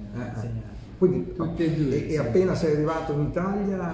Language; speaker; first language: Italian; native; Italian